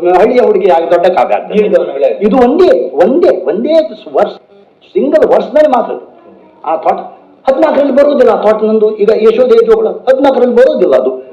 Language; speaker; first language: Kannada; non-native, local second language; Konkani